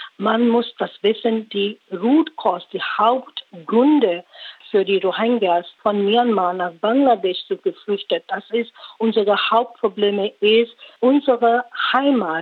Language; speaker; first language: German; non-native, learner; Rohingya